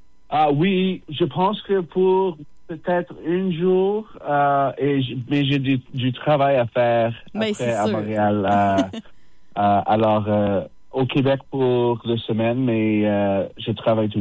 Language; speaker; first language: French; non-native, local second language; English